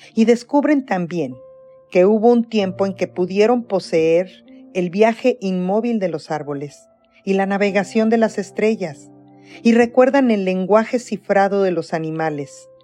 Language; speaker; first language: Spanish; native; Spanish